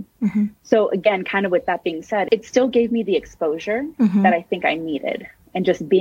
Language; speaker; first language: English; native; English